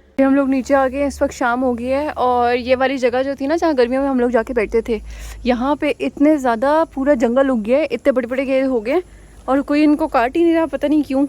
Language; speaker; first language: Urdu; native; Urdu